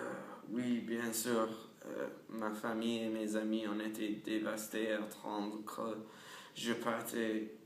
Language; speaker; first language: French; non-native, learner; English